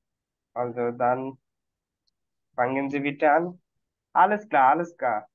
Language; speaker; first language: German; non-native, fluent; Bangla